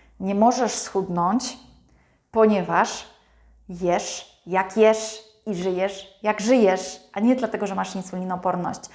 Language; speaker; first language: Polish; native; Polish